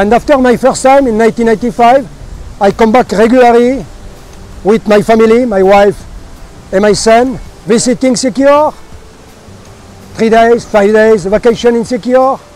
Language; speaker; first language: English; non-native, learner; French